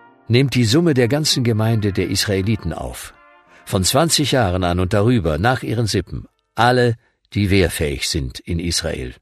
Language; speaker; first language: German; native; German